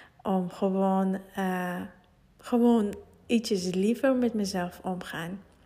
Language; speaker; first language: Dutch; non-native, fluent; Persian